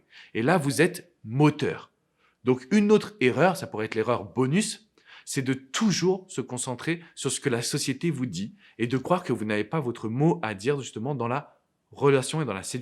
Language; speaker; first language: French; native; French